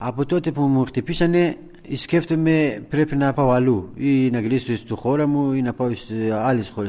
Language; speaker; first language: Greek; non-native, learner; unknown